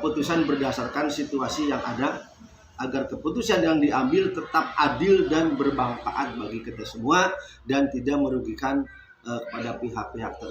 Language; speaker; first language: Indonesian; native; Indonesian